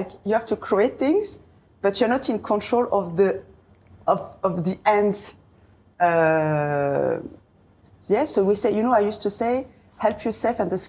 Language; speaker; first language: English; non-native, fluent; French